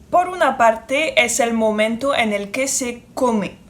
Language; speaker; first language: Spanish; non-native, fluent; French